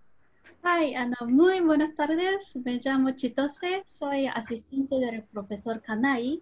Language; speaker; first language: Spanish; non-native, learner; Japanese